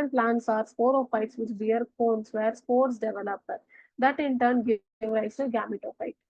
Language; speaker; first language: English; non-native, local second language; Tamil